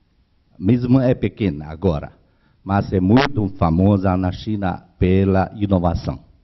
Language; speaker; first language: Portuguese; non-native, learner; Chinese